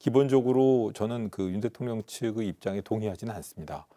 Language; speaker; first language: Korean; native; Korean